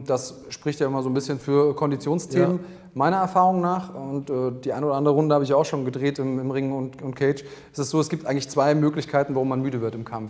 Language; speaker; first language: German; native; German